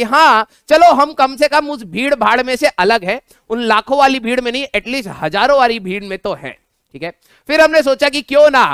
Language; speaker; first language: Hindi; native; Hindi